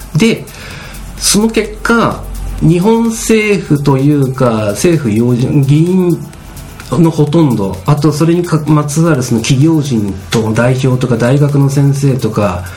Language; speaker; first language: Japanese; native; Japanese